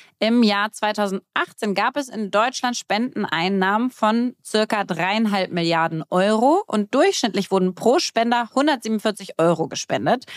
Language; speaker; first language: German; native; German